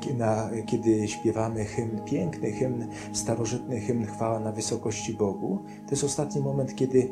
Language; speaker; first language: Polish; native; Polish